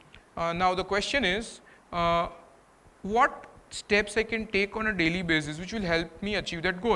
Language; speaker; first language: English; non-native, local second language; Gujarati